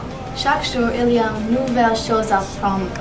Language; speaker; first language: French; non-native, learner; English